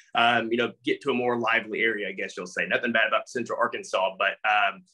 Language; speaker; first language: English; native; English